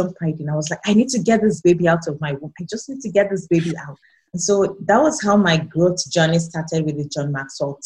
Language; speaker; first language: English; non-native, local second language; Yoruba